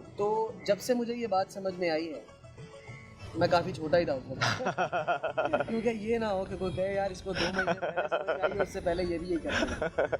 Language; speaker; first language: Urdu; native; Urdu